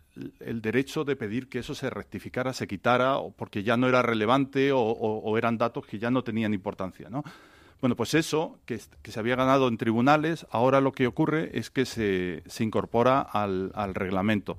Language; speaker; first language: Spanish; native; Spanish